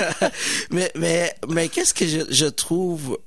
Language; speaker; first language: French; non-native, fluent; Somali